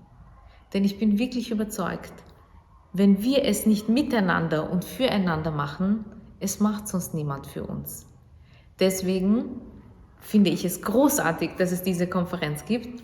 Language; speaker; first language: German; early bilingual, other home language; Kurdish